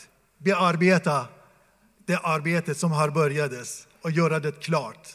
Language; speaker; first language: Swedish; non-native, fluent; Persian